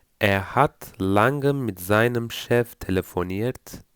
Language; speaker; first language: German; non-native, fluent; Turkish